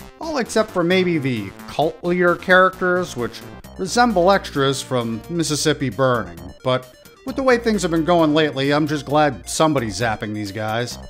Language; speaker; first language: English; native; English